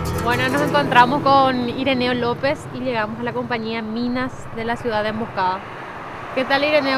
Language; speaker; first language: Spanish; native; Spanish